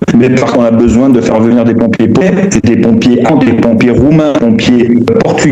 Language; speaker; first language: French; native; French